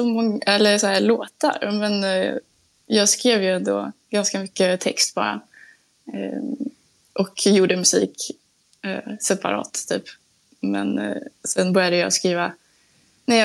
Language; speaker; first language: Swedish; non-native, fluent; French